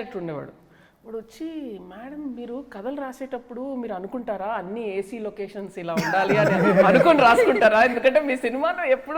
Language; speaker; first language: Telugu; native; Telugu